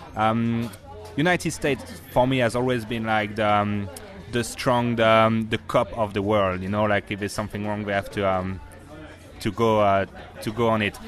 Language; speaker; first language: English; non-native, fluent; French